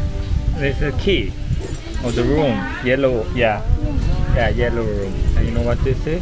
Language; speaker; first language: English; non-native, learner; Korean